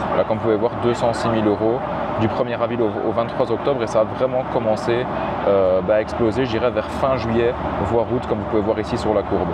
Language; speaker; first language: French; native; French